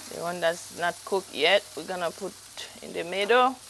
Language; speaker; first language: English; non-native, fluent; Haitian Creole